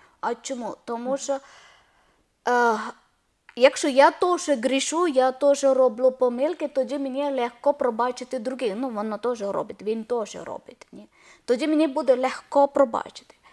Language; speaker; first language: Ukrainian; non-native, learner; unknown